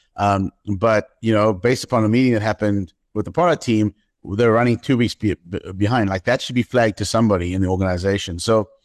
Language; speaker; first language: English; native; English